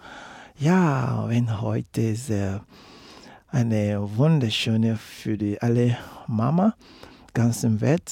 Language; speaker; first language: German; non-native, learner; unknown